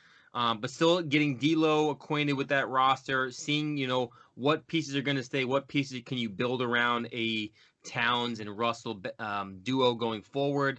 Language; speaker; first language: English; native; English